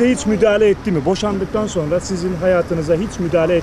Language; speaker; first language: Turkish; native; Turkish